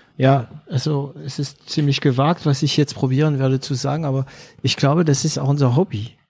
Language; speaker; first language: German; non-native, fluent; French